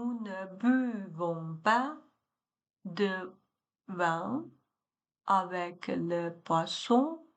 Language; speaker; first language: French; non-native, learner; Chinese